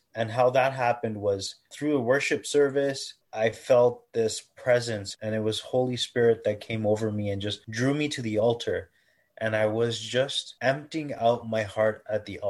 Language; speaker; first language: English; native; English